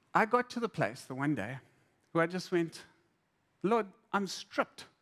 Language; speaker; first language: English; native; English